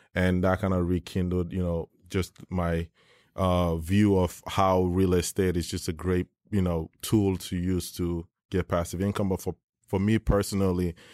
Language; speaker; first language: English; non-native, local second language; Yoruba